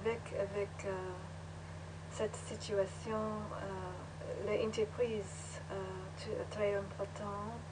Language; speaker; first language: French; non-native, learner; English